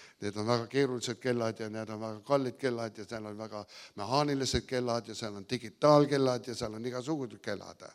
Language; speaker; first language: Estonian; early bilingual, heritage; Estonian